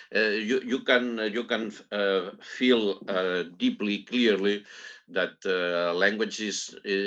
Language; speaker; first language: English; non-native, learner; Catalan